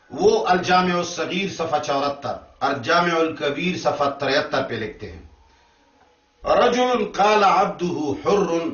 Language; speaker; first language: Urdu; non-native, local second language; Pashto